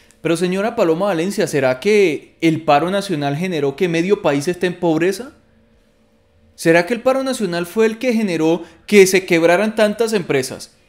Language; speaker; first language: Spanish; native; Spanish